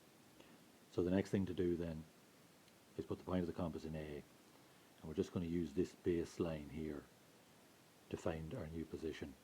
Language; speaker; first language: English; native; English